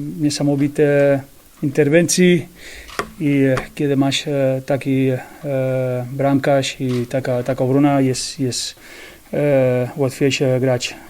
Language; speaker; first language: Polish; non-native, learner; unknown